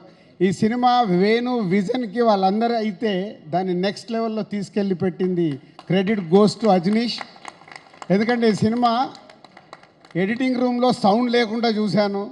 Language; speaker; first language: Telugu; native; Telugu